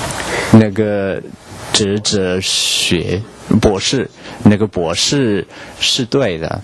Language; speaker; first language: Chinese; non-native, learner; English